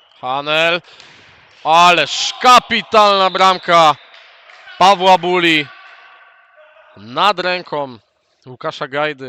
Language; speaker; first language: Polish; native; Polish